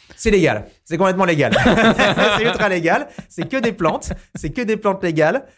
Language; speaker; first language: French; native; French